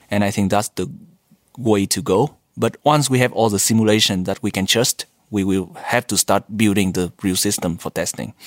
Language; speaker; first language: English; non-native, fluent; Vietnamese